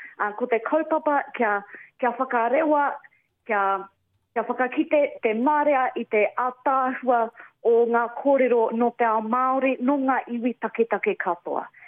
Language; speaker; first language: Māori; non-native, local second language; English